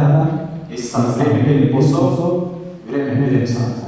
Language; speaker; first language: Russian; non-native, local second language; Kazakh